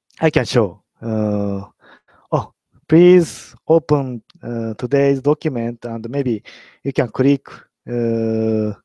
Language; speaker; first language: English; non-native, learner; Japanese